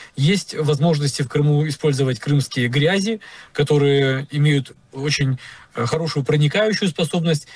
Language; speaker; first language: Russian; non-native, local second language; Ukrainian